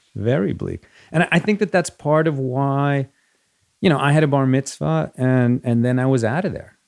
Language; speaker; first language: English; early bilingual, other home language; Spanish